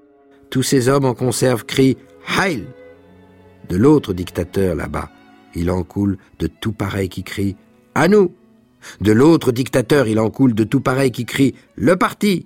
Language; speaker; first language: French; native; French